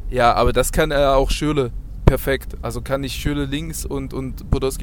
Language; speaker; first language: German; native; German